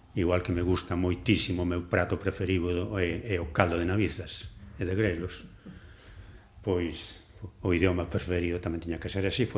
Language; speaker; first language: Galician; non-native, local second language; Spanish